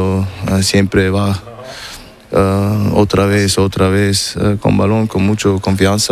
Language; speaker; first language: Spanish; non-native, learner; German